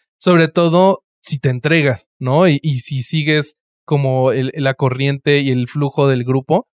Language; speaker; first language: Spanish; native; Spanish